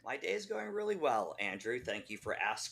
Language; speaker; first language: English; native; English